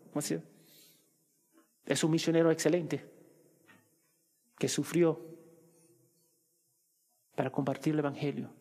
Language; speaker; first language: Spanish; early bilingual, heritage; Spanish